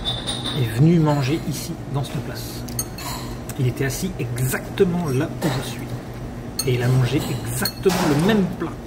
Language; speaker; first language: French; native; French